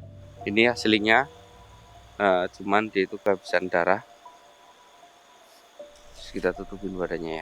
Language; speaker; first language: Indonesian; native; Indonesian